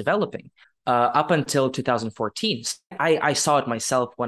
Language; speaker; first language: English; non-native, fluent; Ukrainian